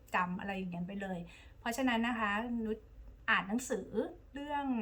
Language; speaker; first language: Thai; native; Thai